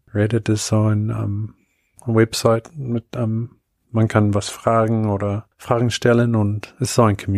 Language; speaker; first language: German; non-native, fluent; Bulgarian